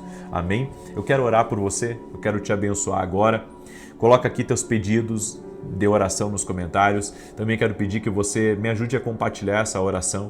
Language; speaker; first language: Portuguese; native; Portuguese